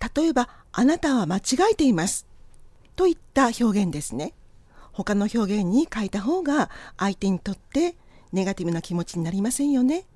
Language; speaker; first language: Japanese; native; Japanese